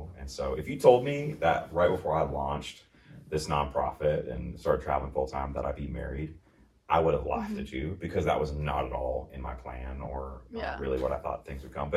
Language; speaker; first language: English; native; English